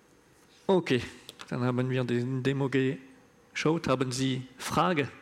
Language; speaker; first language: German; non-native, learner; French